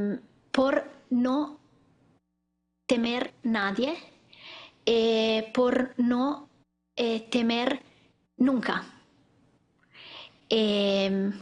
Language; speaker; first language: Spanish; non-native, learner; Italian